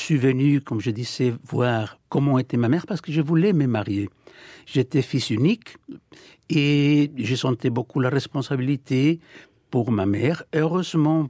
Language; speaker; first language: French; non-native, fluent; Spanish